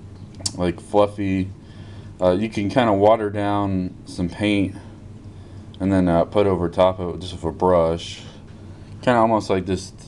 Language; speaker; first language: English; native; English